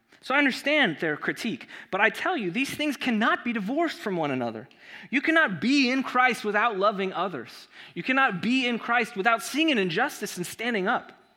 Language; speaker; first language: English; native; English